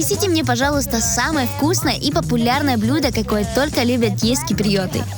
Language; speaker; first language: Russian; native; Russian